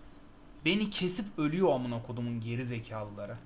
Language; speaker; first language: Turkish; native; Turkish